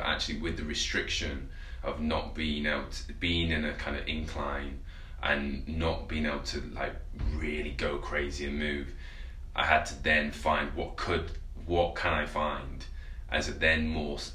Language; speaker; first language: English; native; English